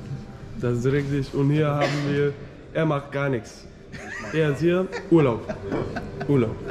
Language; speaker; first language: German; non-native, learner; Danish